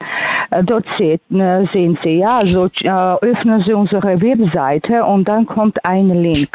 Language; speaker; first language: German; non-native, fluent; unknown